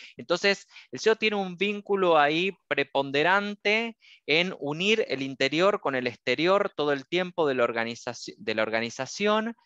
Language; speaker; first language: Spanish; native; Spanish